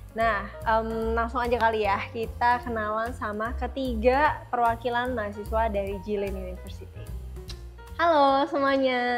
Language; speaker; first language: Indonesian; native; Indonesian